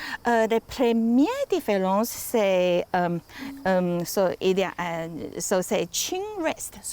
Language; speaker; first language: French; non-native, learner; Chinese